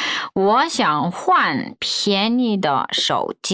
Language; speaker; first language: Chinese; non-native, fluent; Korean